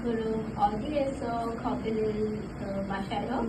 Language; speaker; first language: Korean; non-native, learner; Hindi